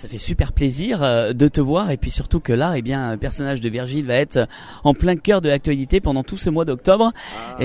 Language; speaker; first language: French; native; French